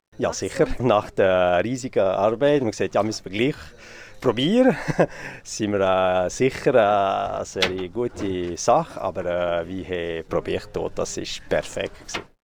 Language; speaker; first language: German; non-native, local second language; French